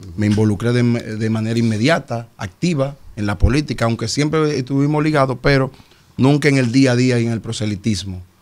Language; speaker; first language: Spanish; native; Spanish